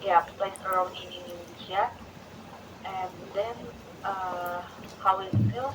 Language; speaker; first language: English; non-native, learner; Indonesian